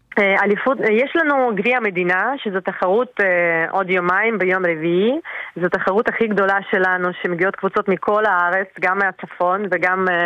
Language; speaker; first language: Hebrew; non-native, fluent; Russian